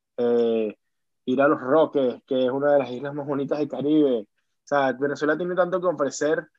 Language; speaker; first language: Spanish; native; Spanish